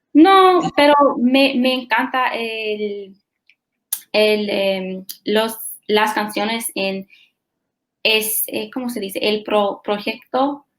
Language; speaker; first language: Spanish; non-native, learner; English